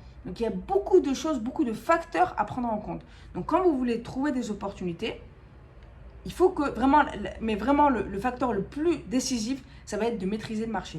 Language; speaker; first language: French; native; French